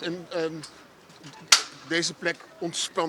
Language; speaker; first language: Dutch; native; Dutch